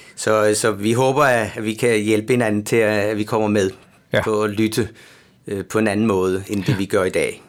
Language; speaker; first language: Danish; native; Danish